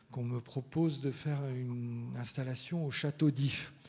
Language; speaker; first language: French; early bilingual, heritage; Spanish